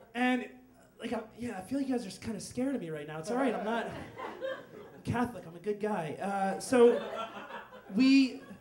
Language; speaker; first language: English; native; English